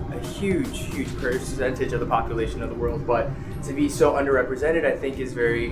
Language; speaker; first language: English; native; English